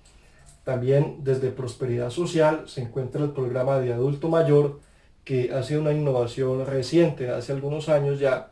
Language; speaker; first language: Spanish; native; Spanish